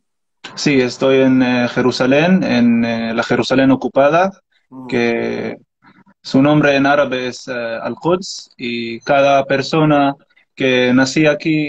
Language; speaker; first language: Spanish; non-native, learner; Arabic